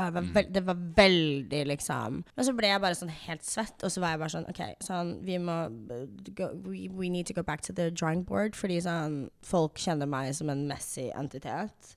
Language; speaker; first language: Norwegian; early bilingual, other home language; English